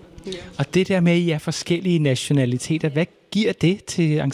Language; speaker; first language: Danish; native; Danish